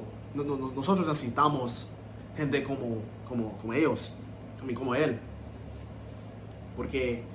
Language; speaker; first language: Spanish; non-native, learner; English